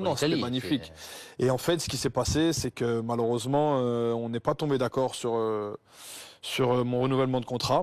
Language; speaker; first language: French; native; French